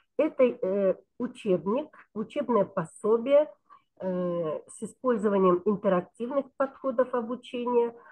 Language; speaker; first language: Russian; non-native, local second language; Kyrgyz